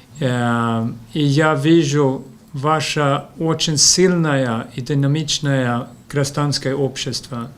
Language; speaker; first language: Russian; non-native, fluent; Swedish